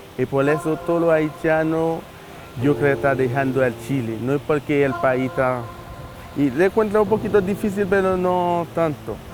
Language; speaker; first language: Spanish; non-native, learner; Haitian Creole